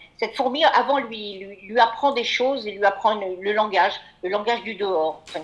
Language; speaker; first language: French; early bilingual, other home language; Kabyle